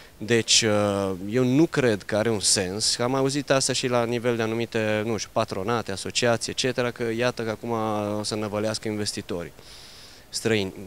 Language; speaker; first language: Romanian; early bilingual, heritage; Romanian